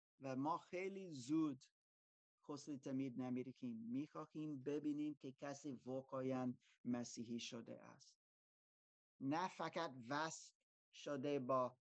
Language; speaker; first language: Persian; non-native, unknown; German